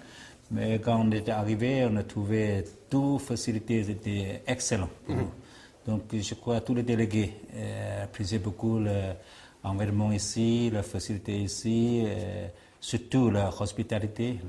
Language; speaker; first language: French; non-native, learner; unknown